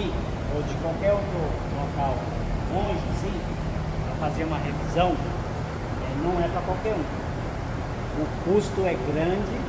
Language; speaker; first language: Portuguese; native; Portuguese